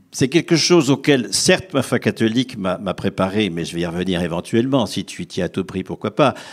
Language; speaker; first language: French; native; French